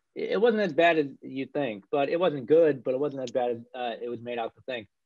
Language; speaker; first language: English; native; English